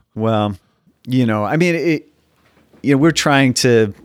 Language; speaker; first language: English; native; English